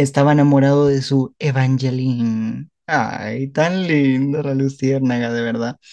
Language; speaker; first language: Spanish; native; Spanish